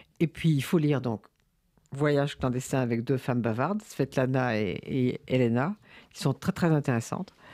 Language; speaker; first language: French; native; French